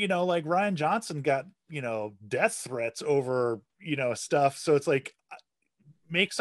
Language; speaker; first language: English; native; English